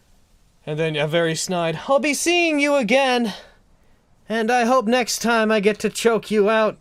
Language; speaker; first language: English; native; English